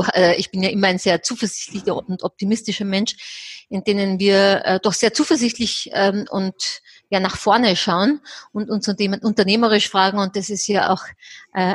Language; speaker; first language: German; native; German